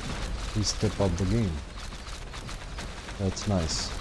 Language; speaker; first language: English; non-native, fluent; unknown